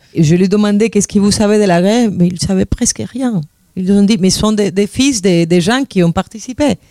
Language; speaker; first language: French; non-native, fluent; Spanish